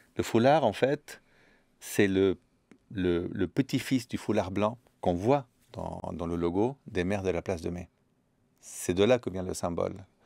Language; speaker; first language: French; early bilingual, other home language; Spanish